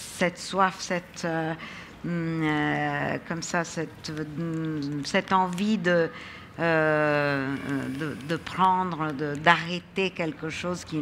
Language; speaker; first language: French; non-native, fluent; Italian